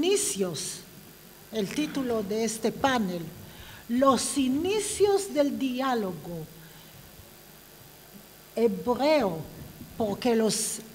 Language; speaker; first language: Spanish; non-native, fluent; Hebrew